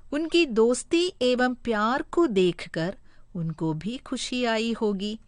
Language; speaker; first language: Hindi; non-native, local second language; Malayalam